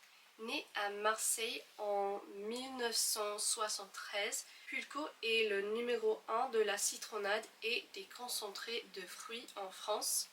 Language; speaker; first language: French; non-native, fluent; English